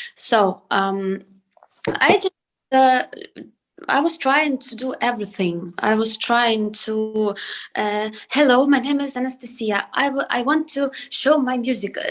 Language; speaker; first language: English; non-native, learner; Ukrainian